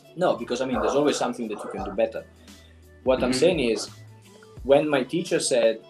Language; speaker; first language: English; non-native, fluent; Italian